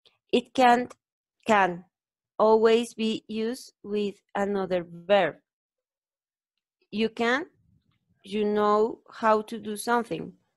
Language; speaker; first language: English; non-native, learner; Spanish